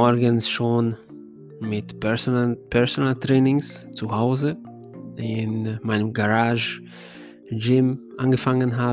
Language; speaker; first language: German; non-native, fluent; Hungarian